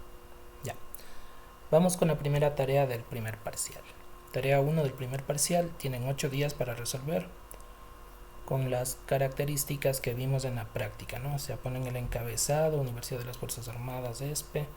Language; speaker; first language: Spanish; native; Spanish